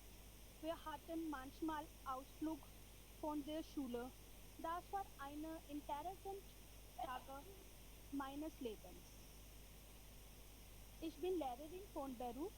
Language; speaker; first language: German; non-native, learner; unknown